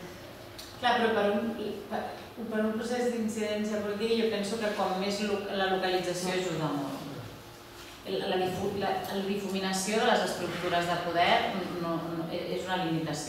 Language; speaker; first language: Catalan; native; Catalan